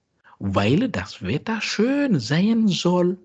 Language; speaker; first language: German; non-native, fluent; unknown